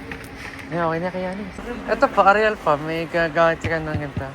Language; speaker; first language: Filipino; native; Filipino